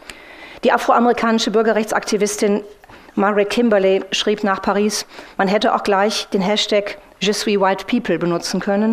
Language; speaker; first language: German; native; German